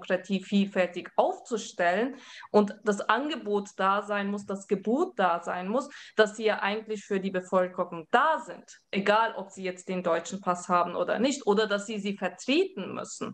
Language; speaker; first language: German; early bilingual, other home language; Turkish